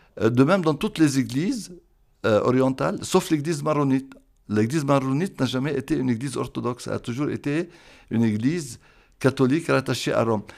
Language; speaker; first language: French; non-native, local second language; Arabic